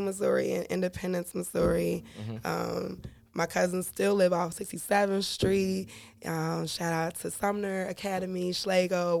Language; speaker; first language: English; native; English